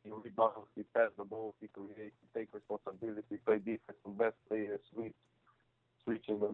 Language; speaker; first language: English; non-native, fluent; Slovenian